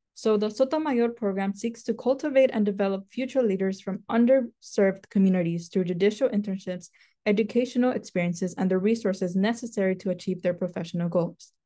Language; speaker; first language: English; native; English